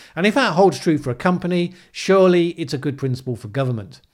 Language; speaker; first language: English; native; English